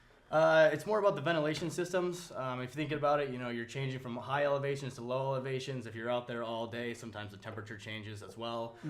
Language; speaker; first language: English; native; English